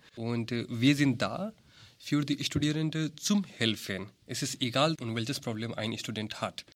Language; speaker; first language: German; non-native, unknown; Hindi